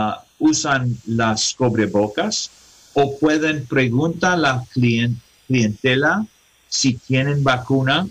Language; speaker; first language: Spanish; non-native, learner; English